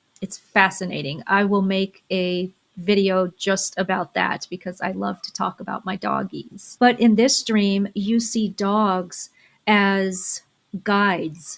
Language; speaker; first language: English; native; English